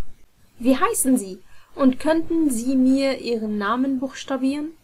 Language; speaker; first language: German; non-native, fluent; Arabic